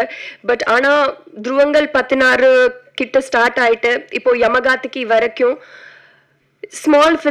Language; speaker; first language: Tamil; non-native, learner; Telugu